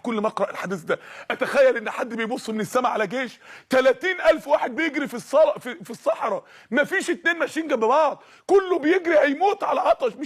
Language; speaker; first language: Arabic; native; Arabic